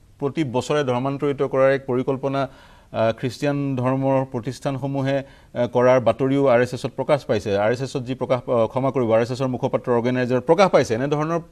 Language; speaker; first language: Assamese; native; Assamese